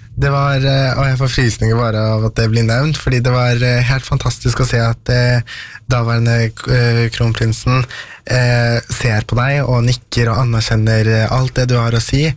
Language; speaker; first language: Norwegian; early bilingual, other home language; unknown